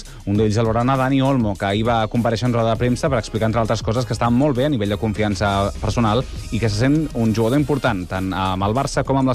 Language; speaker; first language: Catalan; native; Catalan